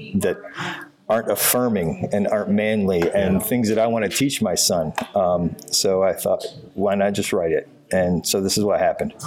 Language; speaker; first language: English; native; English